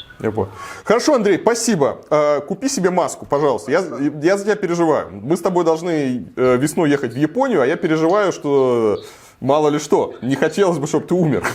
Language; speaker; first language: Russian; native; Russian